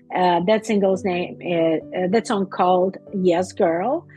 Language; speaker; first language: English; non-native, fluent; Russian